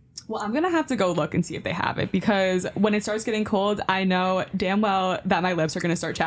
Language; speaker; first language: English; native; English